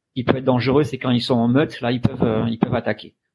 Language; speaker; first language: French; native; French